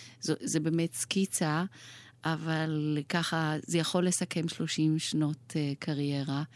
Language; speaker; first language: Hebrew; early bilingual, other home language; Persian